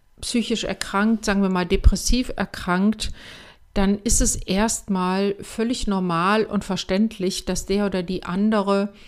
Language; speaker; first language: German; native; German